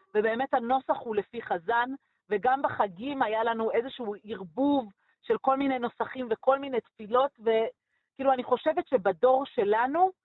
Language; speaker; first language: Hebrew; native; Hebrew